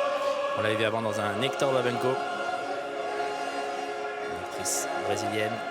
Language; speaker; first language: French; native; French